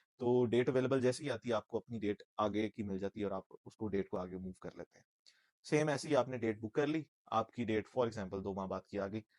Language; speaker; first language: Urdu; non-native, local second language; Punjabi